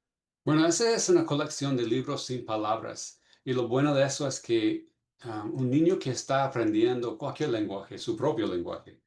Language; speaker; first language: Spanish; non-native, fluent; English